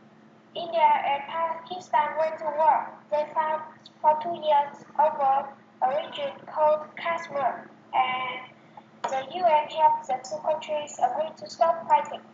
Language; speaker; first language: English; non-native, learner; Vietnamese